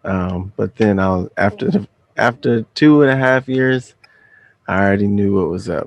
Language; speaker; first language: English; native; English